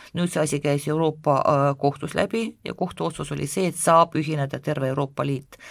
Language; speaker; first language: Estonian; non-native, local second language; Russian